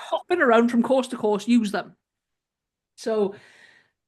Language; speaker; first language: English; native; English